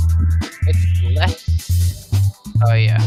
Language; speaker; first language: English; native; English